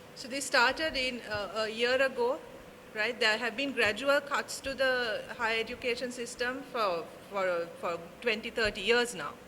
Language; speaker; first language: English; non-native, local second language; Sinhala